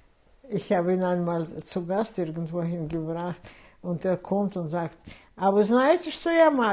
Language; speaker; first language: German; non-native, fluent; Russian